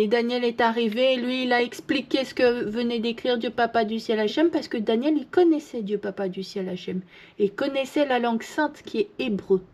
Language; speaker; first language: French; native; French